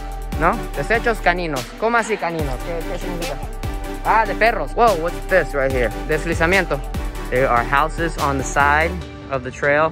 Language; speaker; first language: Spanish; non-native, fluent; Japanese